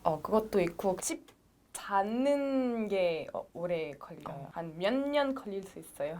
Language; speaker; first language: Korean; non-native, fluent; French